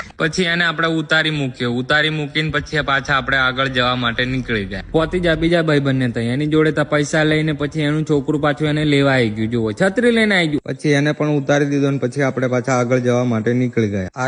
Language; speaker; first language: Gujarati; native; Gujarati